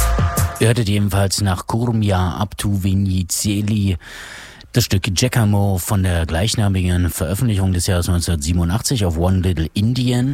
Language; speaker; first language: German; native; German